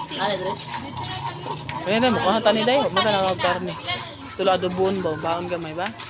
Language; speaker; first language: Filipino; non-native, local second language; Cebuano